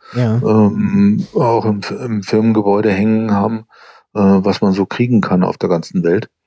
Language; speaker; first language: German; non-native, fluent; English